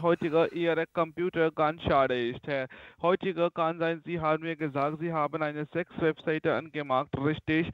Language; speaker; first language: German; non-native, learner; Hindi